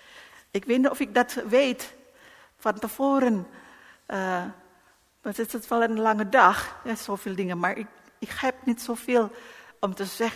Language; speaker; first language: Dutch; non-native, learner; Indonesian